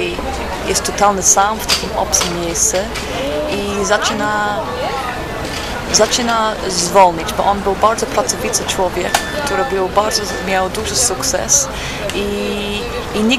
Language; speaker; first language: Polish; non-native, fluent; English